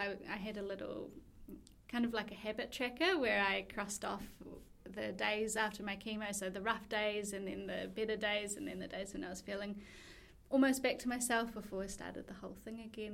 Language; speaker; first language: English; native; English